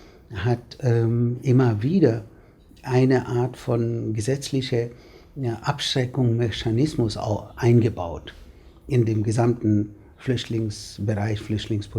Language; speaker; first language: German; non-native, fluent; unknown